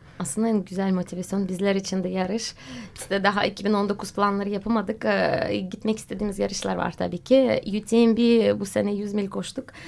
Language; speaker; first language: Turkish; non-native, fluent; Russian